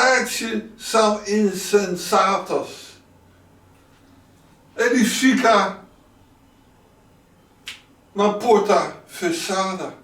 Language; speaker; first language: Portuguese; non-native, learner; Dutch